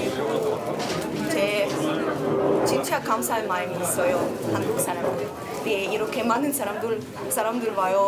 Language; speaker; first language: Korean; non-native, learner; Ukrainian